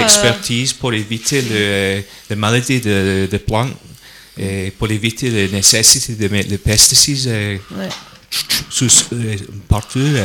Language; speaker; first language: French; non-native, learner; English